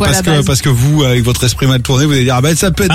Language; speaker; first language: French; native; French